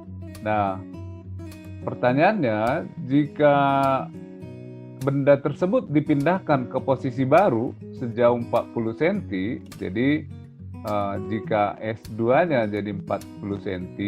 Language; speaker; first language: Indonesian; native; Indonesian